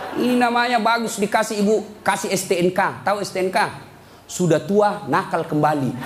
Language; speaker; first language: Indonesian; native; Indonesian